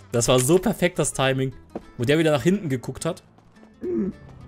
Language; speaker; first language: German; native; German